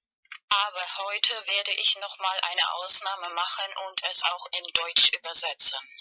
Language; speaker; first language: German; non-native, learner; Spanish